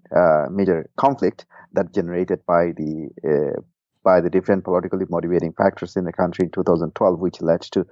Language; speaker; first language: English; non-native, fluent; Burmese